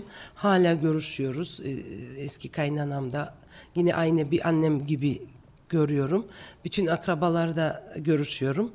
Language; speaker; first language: Turkish; non-native, fluent; Georgian